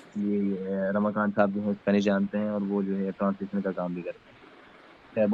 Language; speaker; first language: Hindi; native; Hindi